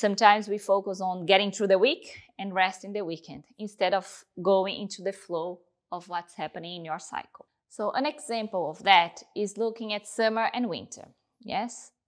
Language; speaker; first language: English; non-native, fluent; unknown